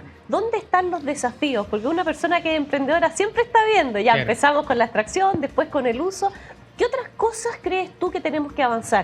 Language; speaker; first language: Spanish; native; Spanish